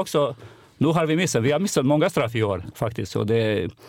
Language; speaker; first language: Swedish; non-native, fluent; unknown